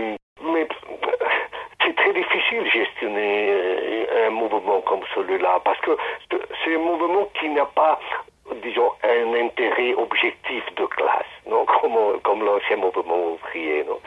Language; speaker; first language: French; non-native, fluent; Spanish